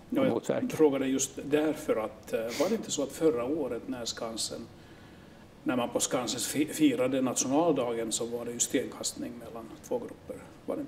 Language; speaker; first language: Swedish; non-native, local second language; Finnish